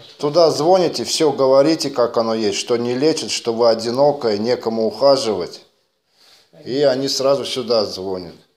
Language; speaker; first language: Russian; native; Russian